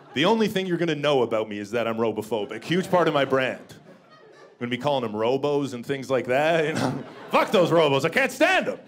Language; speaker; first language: English; native; English